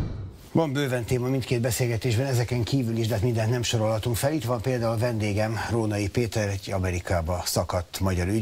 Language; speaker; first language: Hungarian; native; Hungarian